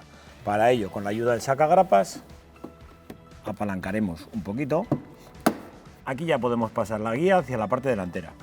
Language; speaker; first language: Spanish; native; Spanish